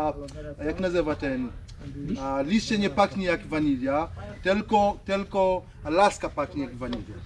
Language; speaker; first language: Polish; non-native, learner; Swahili